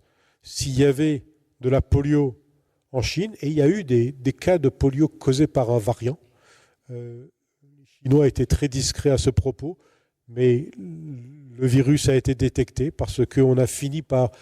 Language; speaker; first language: French; native; French